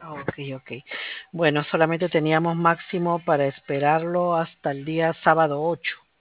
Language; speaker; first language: Spanish; native; Spanish